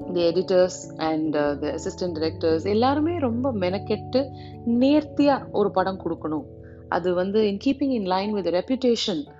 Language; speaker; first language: English; non-native, local second language; Tamil